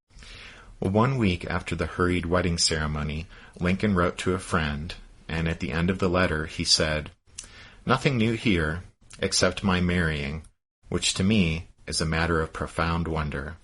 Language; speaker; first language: English; native; English